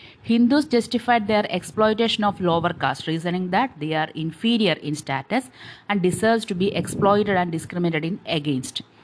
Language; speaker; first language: English; non-native, local second language; Malayalam